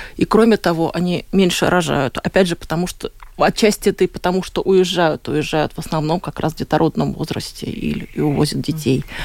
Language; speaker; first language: Russian; native; Russian